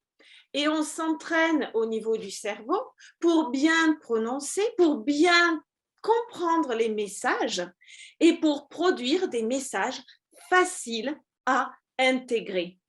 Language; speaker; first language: French; native; French